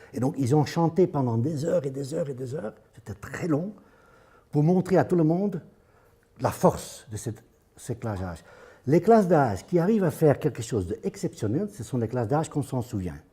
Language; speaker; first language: French; non-native, fluent; Dutch